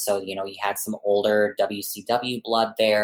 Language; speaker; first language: English; native; English